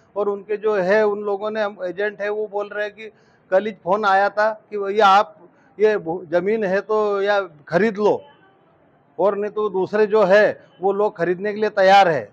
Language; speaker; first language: Hindi; native; Hindi